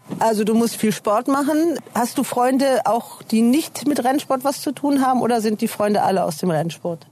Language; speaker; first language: German; native; German